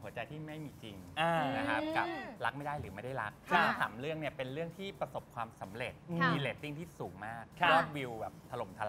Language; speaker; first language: Thai; native; Thai